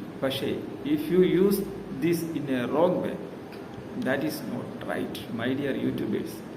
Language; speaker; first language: English; non-native, local second language; Malayalam